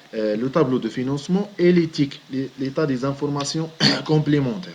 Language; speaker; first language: French; non-native, local second language; Arabic